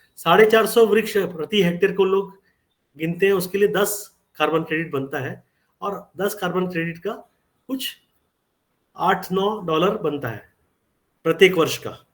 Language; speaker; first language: Hindi; native; Hindi